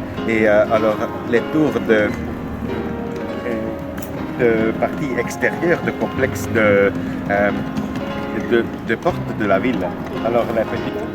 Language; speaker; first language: French; non-native, fluent; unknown